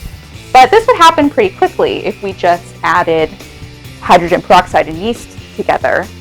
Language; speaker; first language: English; native; English